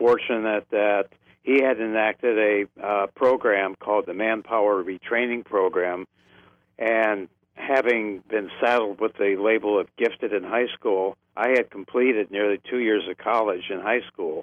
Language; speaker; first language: English; native; English